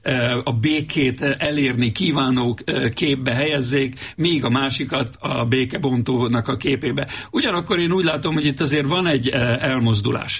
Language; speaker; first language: Hungarian; native; Hungarian